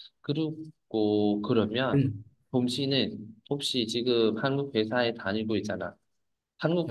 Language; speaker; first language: Korean; non-native, fluent; Vietnamese